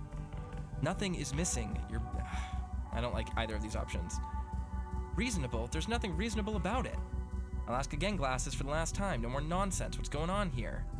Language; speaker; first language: English; native; English